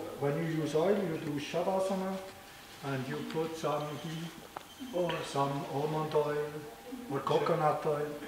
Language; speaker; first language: English; non-native, learner; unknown